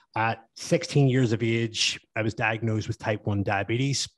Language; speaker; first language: English; native; English